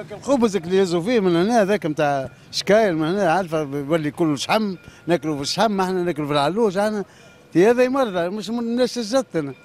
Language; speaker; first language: Arabic; native; Arabic